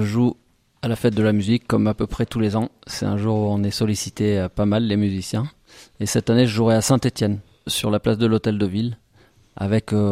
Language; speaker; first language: French; native; French